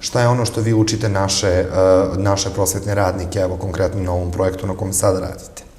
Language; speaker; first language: Bosnian; native; Bosnian